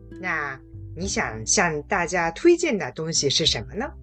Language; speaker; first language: Chinese; non-native, fluent; Japanese